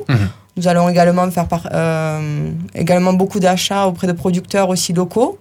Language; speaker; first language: French; native; French